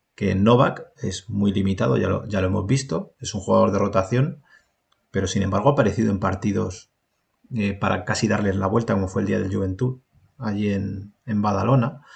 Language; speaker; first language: Spanish; native; Spanish